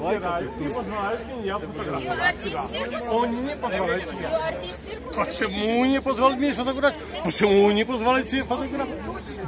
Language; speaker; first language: Ukrainian; non-native, local second language; Russian